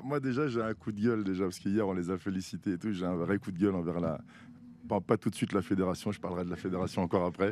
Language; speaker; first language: French; native; French